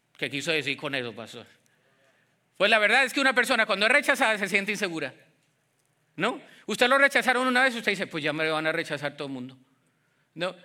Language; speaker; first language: Spanish; native; Spanish